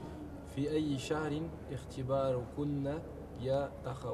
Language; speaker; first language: Arabic; non-native, learner; French